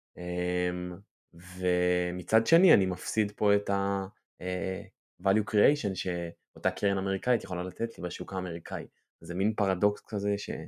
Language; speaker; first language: Hebrew; native; Hebrew